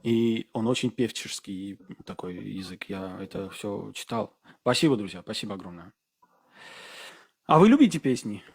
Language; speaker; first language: Russian; non-native, fluent; Armenian